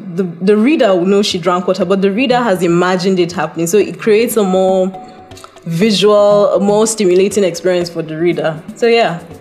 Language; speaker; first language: English; non-native, local second language; Hausa